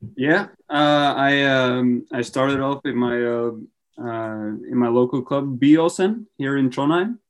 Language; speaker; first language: English; non-native, fluent; Norwegian